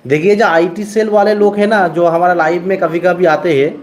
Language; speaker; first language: Hindi; non-native, local second language; Bangla